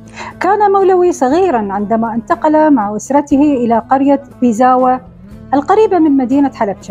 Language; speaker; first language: Arabic; non-native, local second language; Kurdish